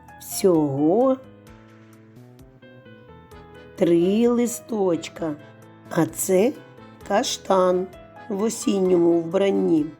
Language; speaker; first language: Ukrainian; native; Ukrainian